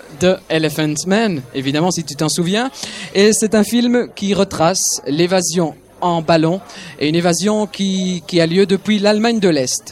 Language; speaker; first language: French; native; French